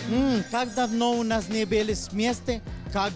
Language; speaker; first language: Ukrainian; non-native, learner; Spanish